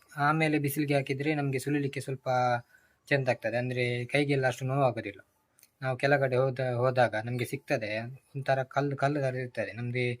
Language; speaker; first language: Kannada; non-native, local second language; Tulu